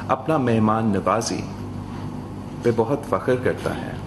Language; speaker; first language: Urdu; non-native, fluent; English